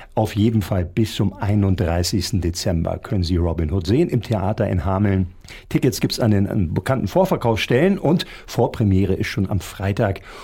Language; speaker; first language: German; native; German